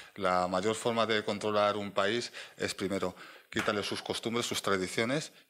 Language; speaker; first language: Spanish; native; Spanish